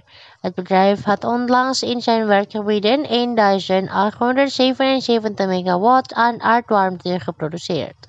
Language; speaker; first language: Dutch; non-native, fluent; Indonesian